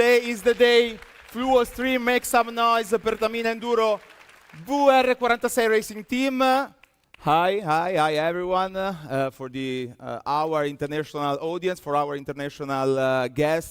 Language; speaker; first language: English; non-native, fluent; Italian